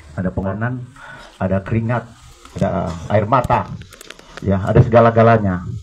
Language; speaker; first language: Indonesian; native; Indonesian